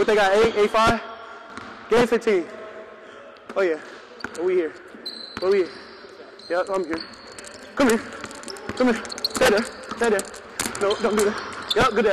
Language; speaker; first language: English; native; English